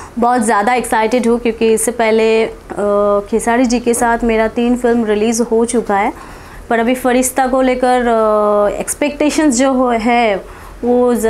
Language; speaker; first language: Hindi; non-native, local second language; Bangla